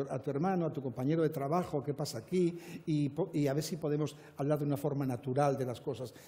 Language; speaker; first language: Spanish; native; Spanish